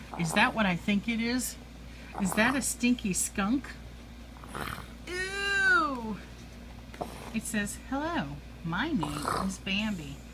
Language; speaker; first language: English; native; English